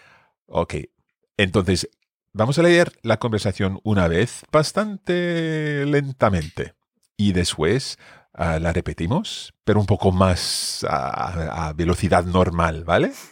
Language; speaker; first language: Spanish; non-native, fluent; English